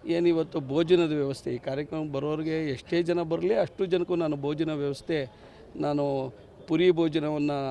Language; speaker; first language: Kannada; native; Kannada